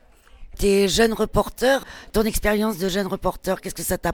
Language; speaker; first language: French; native; French